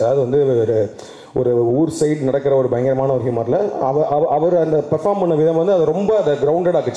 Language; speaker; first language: Tamil; native; Tamil